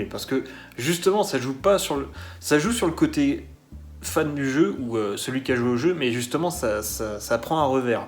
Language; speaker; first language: French; native; French